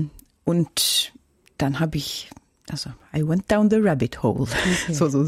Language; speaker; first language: German; non-native, fluent; Norwegian